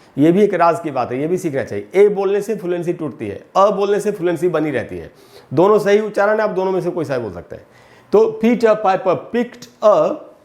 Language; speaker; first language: Hindi; native; Hindi